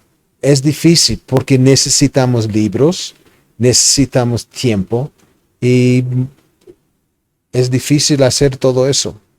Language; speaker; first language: Spanish; non-native, fluent; English